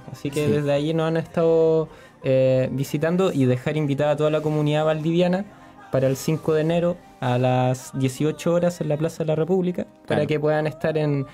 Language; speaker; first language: Spanish; native; Spanish